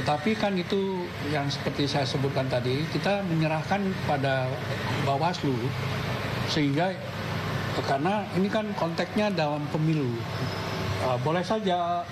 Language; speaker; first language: Indonesian; native; Indonesian